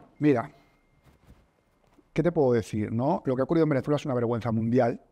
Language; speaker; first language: Spanish; native; Spanish